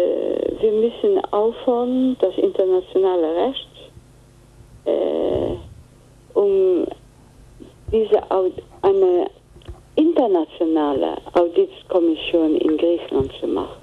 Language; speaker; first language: German; non-native, fluent; Greek